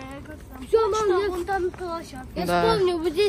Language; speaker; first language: Russian; native; Russian